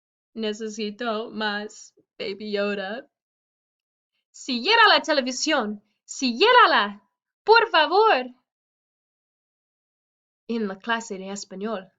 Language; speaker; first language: Spanish; non-native, fluent; English